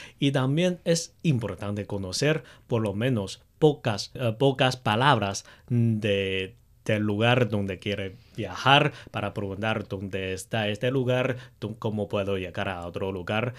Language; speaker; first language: Spanish; non-native, fluent; Chinese